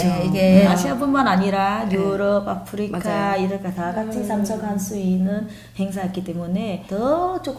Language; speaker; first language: Korean; non-native, fluent; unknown